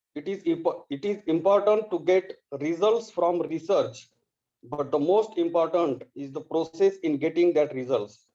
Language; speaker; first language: English; non-native, local second language; Marathi